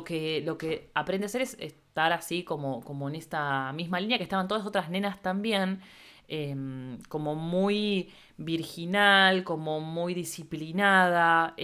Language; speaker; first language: Spanish; native; Spanish